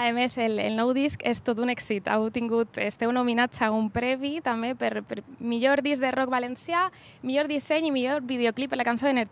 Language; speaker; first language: Catalan; native; Catalan